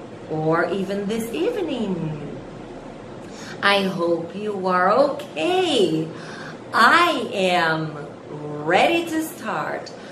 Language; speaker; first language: English; non-native, fluent; Portuguese